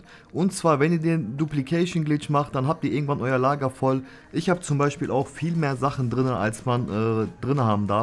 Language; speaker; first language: German; native; German